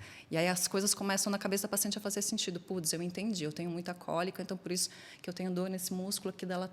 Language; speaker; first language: Portuguese; native; Portuguese